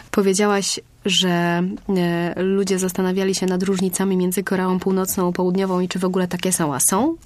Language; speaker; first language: Polish; native; Polish